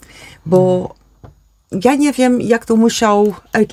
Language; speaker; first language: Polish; non-native, learner; Dutch